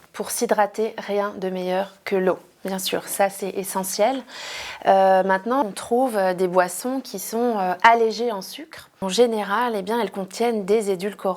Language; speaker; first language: French; native; French